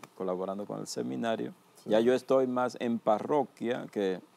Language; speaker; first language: Spanish; native; Spanish